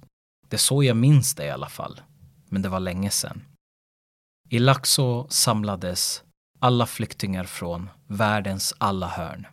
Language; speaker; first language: Swedish; early bilingual, other home language; Lingala